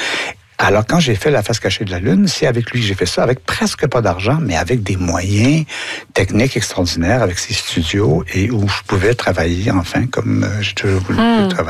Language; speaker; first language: French; native; French